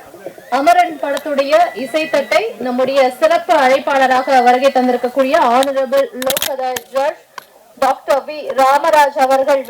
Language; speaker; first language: Tamil; native; Tamil